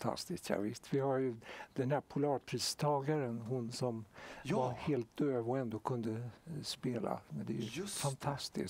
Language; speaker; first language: Swedish; native; Swedish